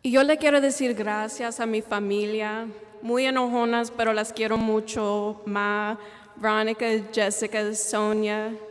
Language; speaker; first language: Spanish; early bilingual, heritage; Spanish